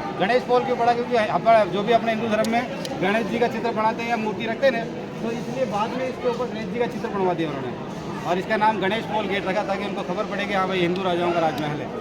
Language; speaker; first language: Hindi; native; Hindi